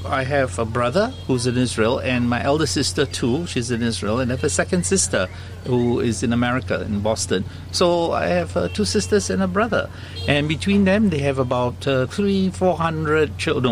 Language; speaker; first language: English; native; English